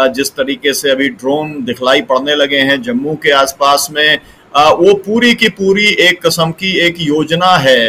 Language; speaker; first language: Hindi; native; Hindi